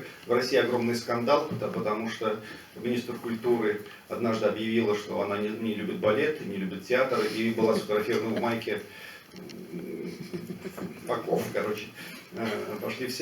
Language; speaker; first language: Russian; native; Russian